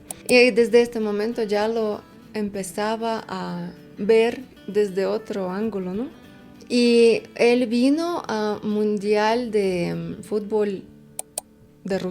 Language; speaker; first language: Spanish; non-native, fluent; Russian